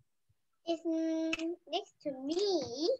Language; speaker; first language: English; non-native, learner; Vietnamese